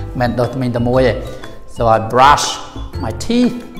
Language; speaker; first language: English; non-native, fluent; Khmer